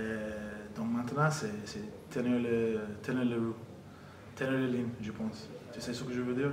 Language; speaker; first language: French; non-native, fluent; English